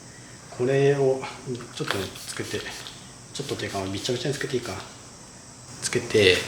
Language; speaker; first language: Japanese; native; Japanese